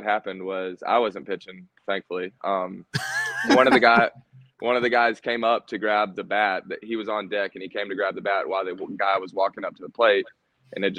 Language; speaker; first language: English; native; English